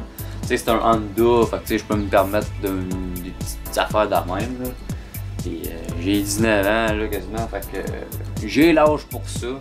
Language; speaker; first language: French; native; French